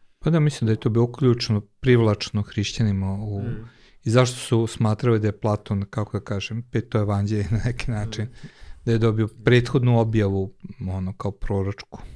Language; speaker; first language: Serbian; non-native, local second language; Hungarian